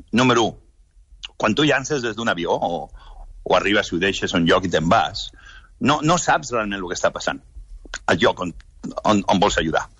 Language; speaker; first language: Catalan; non-native, local second language; Spanish